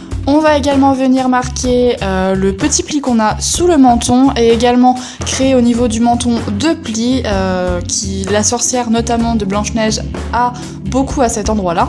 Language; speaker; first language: French; native; French